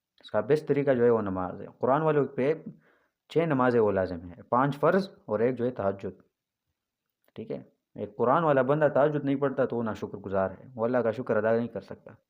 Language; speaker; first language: Urdu; non-native, local second language; Pashto